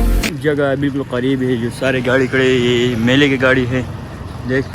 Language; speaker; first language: Hindi; non-native, local second language; Pashto